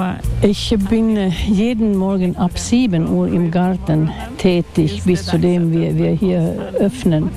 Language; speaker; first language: German; non-native, fluent; Swedish